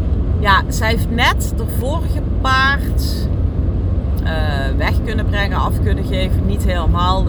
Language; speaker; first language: Dutch; native; Dutch